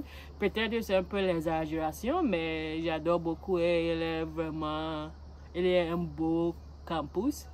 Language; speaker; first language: French; non-native, learner; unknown